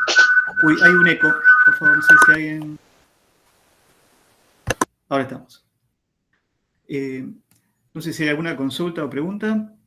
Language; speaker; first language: Spanish; native; Spanish